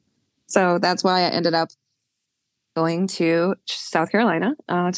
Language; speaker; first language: English; native; English